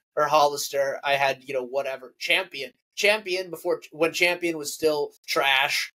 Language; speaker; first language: English; native; English